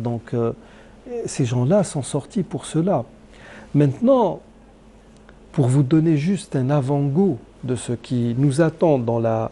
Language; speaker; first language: French; non-native, local second language; Arabic